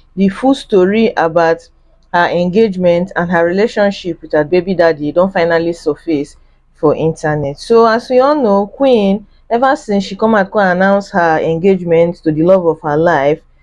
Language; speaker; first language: Nigerian Pidgin; native; Nigerian Pidgin